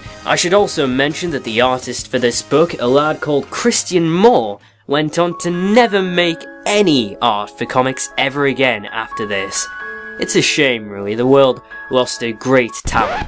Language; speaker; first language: English; native; English